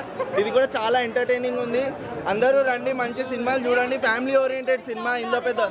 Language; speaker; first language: Telugu; native; Telugu